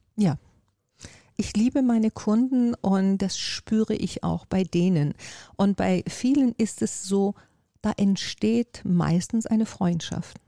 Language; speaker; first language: German; non-native, fluent; Persian